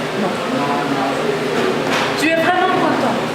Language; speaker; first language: French; non-native, fluent; Spanish